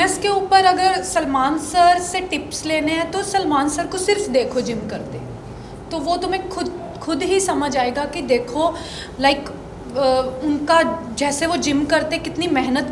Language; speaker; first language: Hindi; non-native, local second language; Punjabi